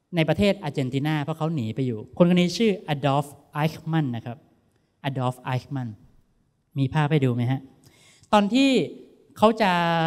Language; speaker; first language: Thai; native; Thai